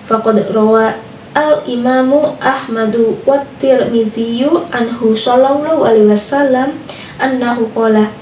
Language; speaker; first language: Arabic; non-native, learner; Indonesian